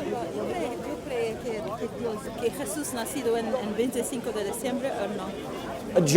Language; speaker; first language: Spanish; non-native, learner; Portuguese